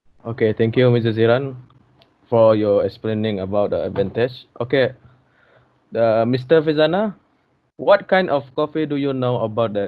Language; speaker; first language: English; non-native, learner; Malay